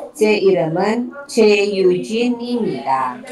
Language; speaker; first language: Korean; non-native, learner; Indonesian